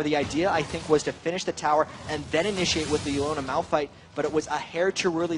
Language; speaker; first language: English; native; English